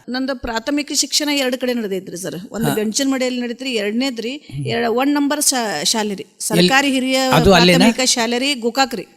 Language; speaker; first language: Kannada; native; Kannada